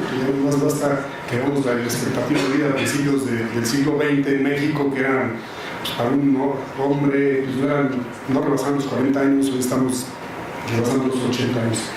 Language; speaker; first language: Spanish; native; Spanish